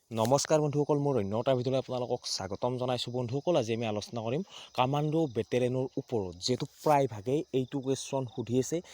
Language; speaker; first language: Assamese; native; Assamese